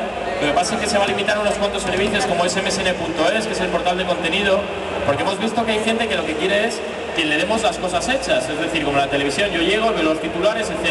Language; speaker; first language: Spanish; native; Spanish